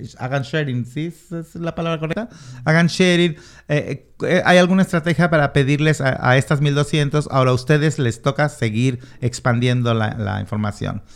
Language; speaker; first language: Spanish; native; Spanish